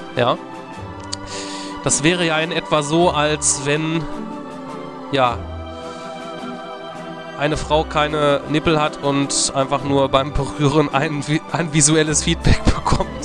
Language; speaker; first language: German; native; German